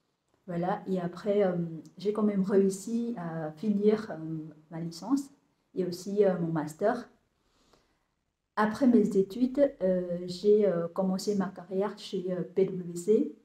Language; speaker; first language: French; non-native, fluent; Vietnamese